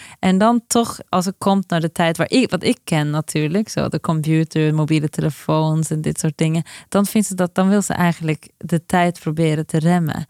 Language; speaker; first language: Dutch; non-native, fluent; Norwegian